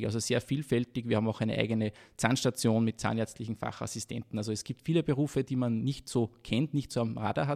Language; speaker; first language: German; native; German